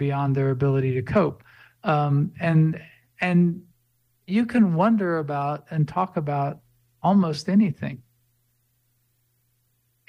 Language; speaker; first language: English; native; English